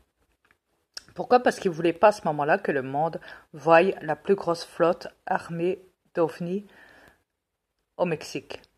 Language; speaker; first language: French; native; French